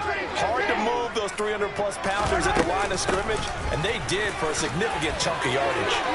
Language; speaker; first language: English; native; English